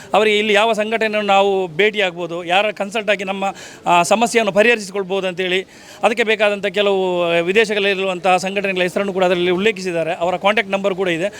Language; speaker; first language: Kannada; non-native, local second language; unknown